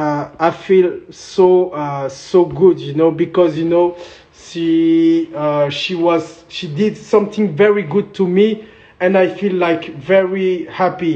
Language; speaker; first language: English; non-native, learner; French